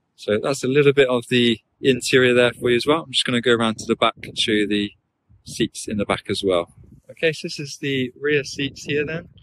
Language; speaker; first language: English; native; English